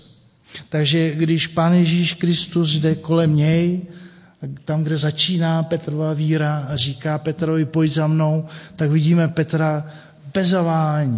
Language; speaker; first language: Czech; native; Czech